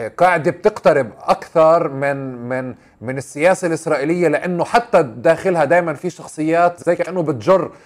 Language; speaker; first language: Arabic; native; Arabic